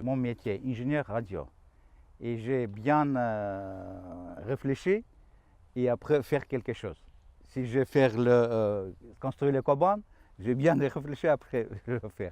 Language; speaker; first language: French; non-native, learner; Albanian